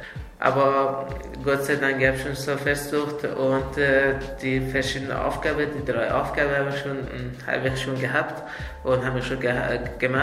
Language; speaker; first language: German; non-native, learner; Azerbaijani